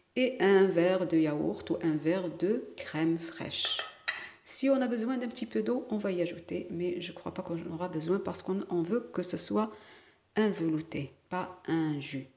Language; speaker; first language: French; non-native, local second language; Arabic